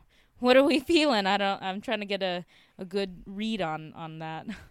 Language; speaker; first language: English; native; English